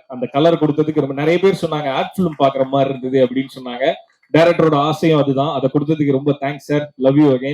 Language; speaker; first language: Tamil; native; Tamil